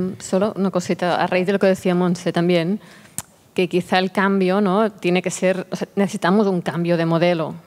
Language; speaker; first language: Spanish; non-native, local second language; Catalan